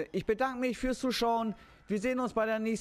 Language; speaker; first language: German; native; German